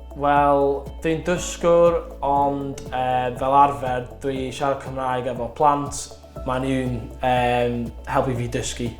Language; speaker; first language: Welsh; non-native, local second language; English